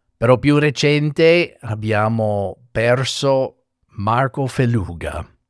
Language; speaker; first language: Italian; non-native, fluent; English